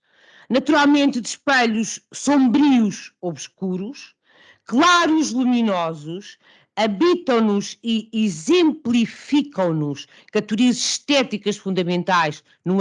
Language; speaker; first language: Portuguese; native; Portuguese